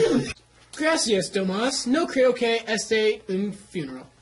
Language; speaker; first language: Spanish; non-native, learner; English